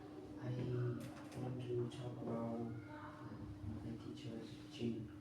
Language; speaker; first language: English; non-native, learner; Vietnamese